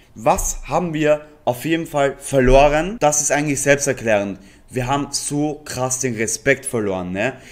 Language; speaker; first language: German; native; German